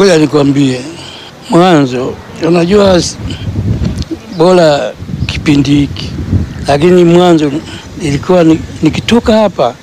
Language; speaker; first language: Swahili; non-native, local second language; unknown